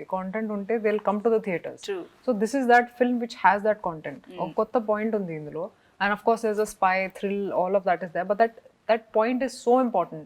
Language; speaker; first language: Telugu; non-native, local second language; Hindi